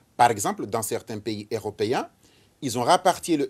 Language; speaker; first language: French; non-native, local second language; Ngazidja Comorian